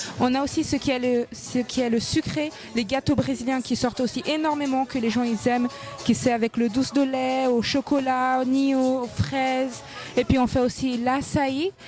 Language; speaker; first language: French; non-native, fluent; Portuguese